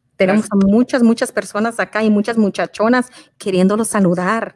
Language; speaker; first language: Spanish; native; Spanish